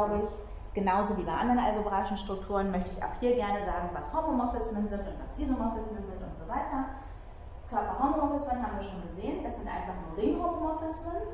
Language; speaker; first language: German; native; German